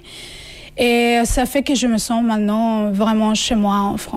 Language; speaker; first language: French; non-native, fluent; Spanish